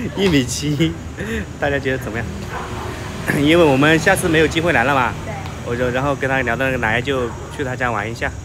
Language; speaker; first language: Chinese; native; Chinese